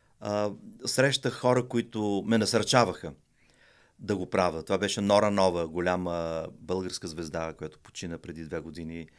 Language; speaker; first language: Bulgarian; native; Bulgarian